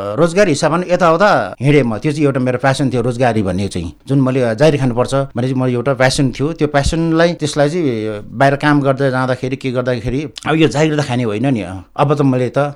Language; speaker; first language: Nepali; non-native, local second language; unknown